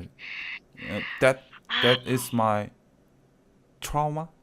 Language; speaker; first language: English; non-native, learner; Korean